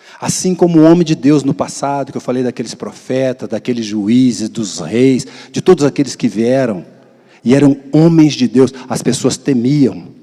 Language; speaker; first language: Portuguese; native; Portuguese